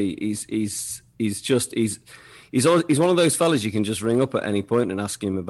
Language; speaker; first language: English; native; English